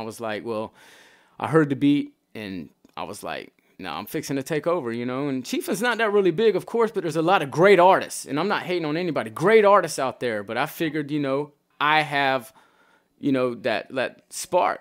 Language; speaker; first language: English; native; English